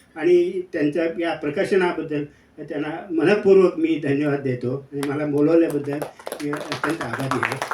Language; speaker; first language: Marathi; non-native, local second language; Kannada